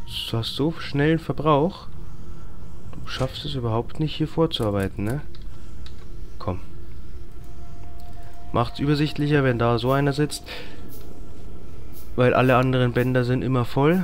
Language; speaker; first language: German; native; German